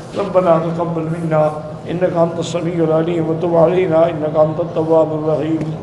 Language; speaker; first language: Urdu; native; Urdu